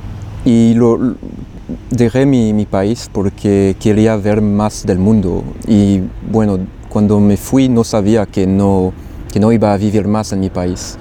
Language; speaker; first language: Spanish; non-native, fluent; French